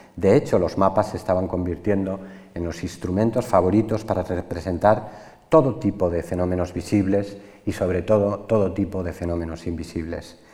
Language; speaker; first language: Spanish; native; Spanish